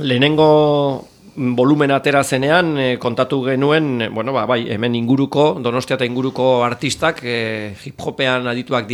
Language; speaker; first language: Basque; native; Basque